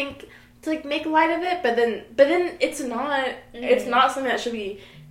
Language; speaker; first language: English; native; English